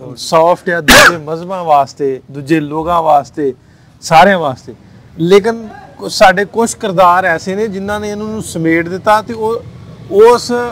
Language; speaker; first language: Punjabi; native; Punjabi